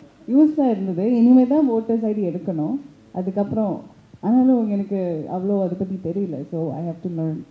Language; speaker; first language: Tamil; early bilingual, heritage; Tamil